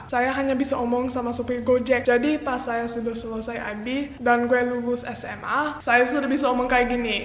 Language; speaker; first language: Indonesian; non-native, local second language; English